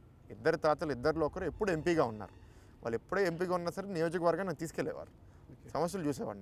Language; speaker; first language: Telugu; native; Telugu